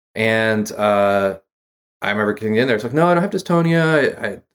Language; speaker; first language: English; native; English